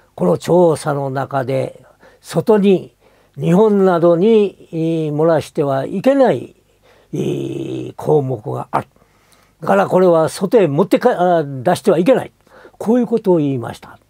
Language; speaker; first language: Japanese; native; Japanese